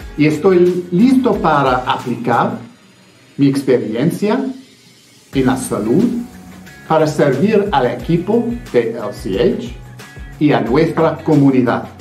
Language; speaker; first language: Spanish; non-native, fluent; English